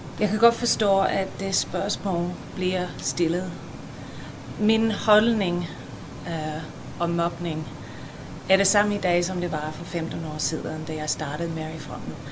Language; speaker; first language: Danish; non-native, fluent; English